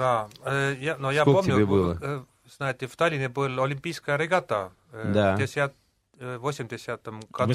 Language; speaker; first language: Russian; non-native, local second language; Estonian